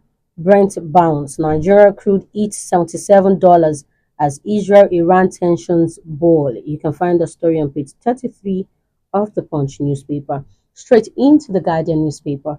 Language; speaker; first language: English; non-native, local second language; Yoruba